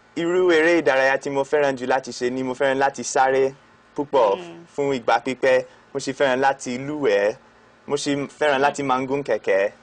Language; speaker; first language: Yoruba; non-native, fluent; English